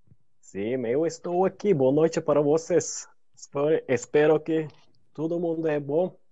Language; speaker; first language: Portuguese; non-native, learner; Turkish